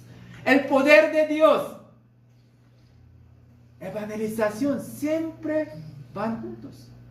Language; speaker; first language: Spanish; non-native, fluent; Korean